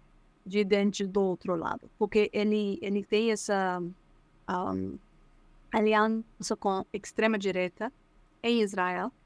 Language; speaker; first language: Portuguese; non-native, fluent; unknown